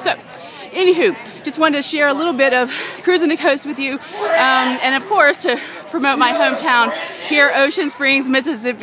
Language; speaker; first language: English; native; English